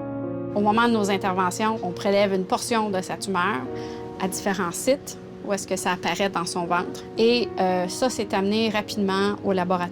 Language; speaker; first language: French; native; French